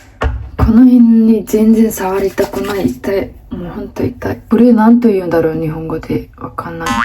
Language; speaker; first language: Japanese; non-native, fluent; Mongolian